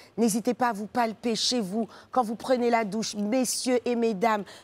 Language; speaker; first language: French; native; French